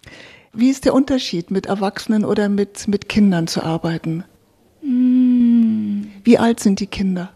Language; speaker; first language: German; native; German